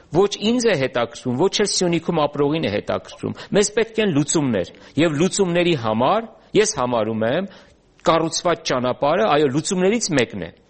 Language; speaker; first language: Armenian; native; Armenian